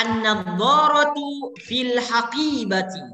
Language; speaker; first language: Arabic; non-native, fluent; Indonesian